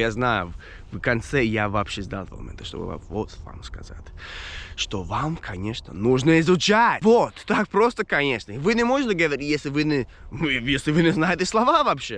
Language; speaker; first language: Russian; non-native, fluent; English